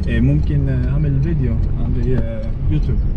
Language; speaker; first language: Arabic; non-native, learner; English